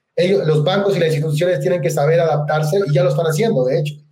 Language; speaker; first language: Spanish; native; Spanish